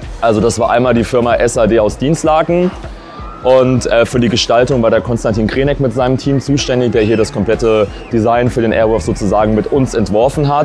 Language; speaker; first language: German; native; German